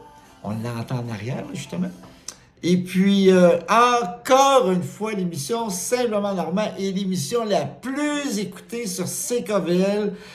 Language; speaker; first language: French; native; French